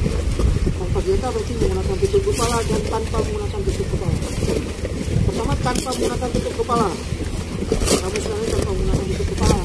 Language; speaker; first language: Indonesian; native; Indonesian